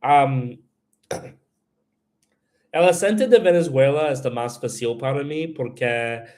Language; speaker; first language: Spanish; non-native, learner; English